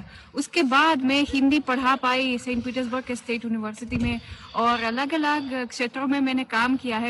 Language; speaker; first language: Hindi; non-native, fluent; Russian